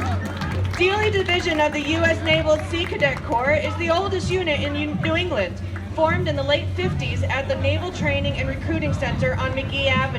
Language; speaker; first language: English; native; English